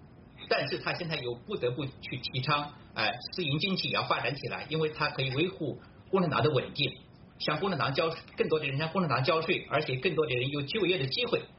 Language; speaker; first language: Chinese; native; Chinese